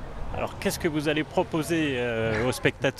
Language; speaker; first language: French; native; French